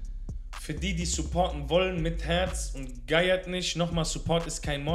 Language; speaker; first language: German; native; German